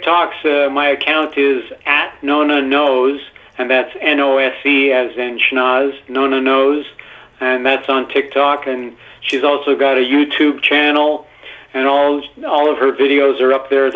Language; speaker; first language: English; non-native, fluent; Italian